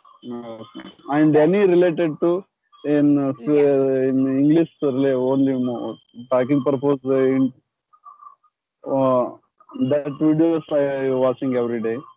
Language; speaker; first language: English; non-native, learner; Kannada